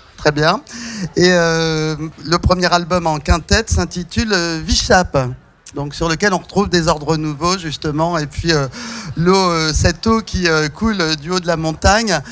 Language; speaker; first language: French; native; French